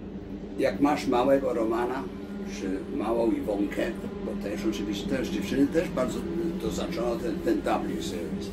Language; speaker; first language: Polish; early bilingual, heritage; Polish